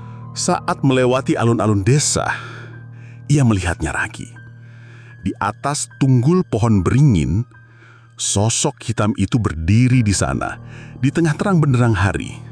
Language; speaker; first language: Indonesian; native; Indonesian